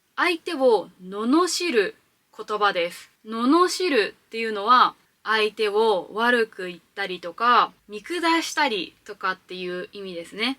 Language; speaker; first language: Japanese; native; Japanese